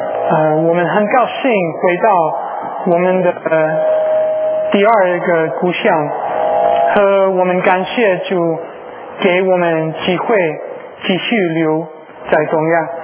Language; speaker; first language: Chinese; non-native, learner; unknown